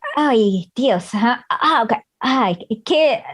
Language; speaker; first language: Spanish; non-native, learner; English